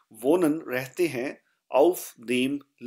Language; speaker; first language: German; non-native, fluent; Urdu